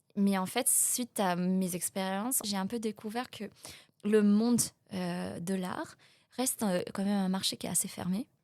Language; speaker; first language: French; early bilingual, other home language; Vietnamese